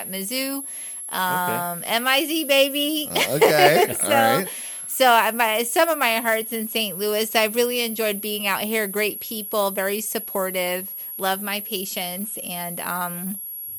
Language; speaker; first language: English; native; English